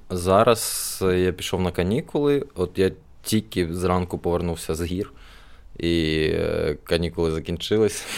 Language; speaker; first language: Ukrainian; non-native, local second language; Russian